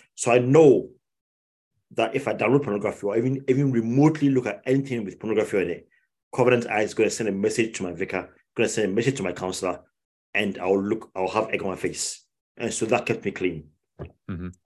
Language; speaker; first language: English; non-native, local second language; Akan